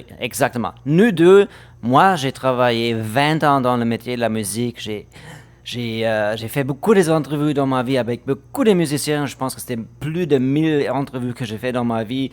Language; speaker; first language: French; non-native, fluent; German